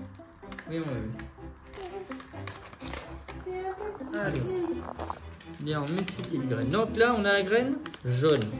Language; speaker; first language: French; native; French